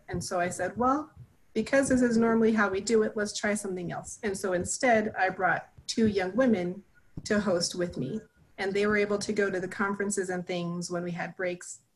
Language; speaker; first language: English; native; English